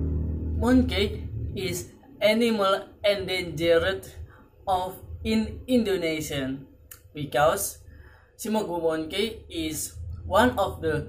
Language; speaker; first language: English; non-native, learner; Indonesian